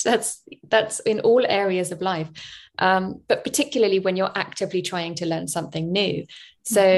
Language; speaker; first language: English; native; English